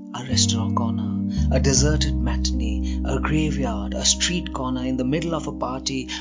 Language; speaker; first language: English; non-native, local second language; Hindi